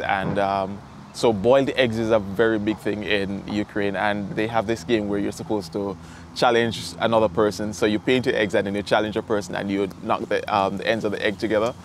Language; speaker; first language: English; native; English